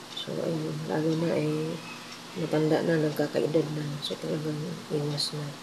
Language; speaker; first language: Filipino; native; Filipino